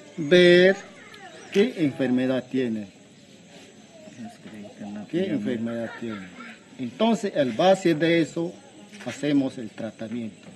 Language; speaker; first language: Spanish; non-native, local second language; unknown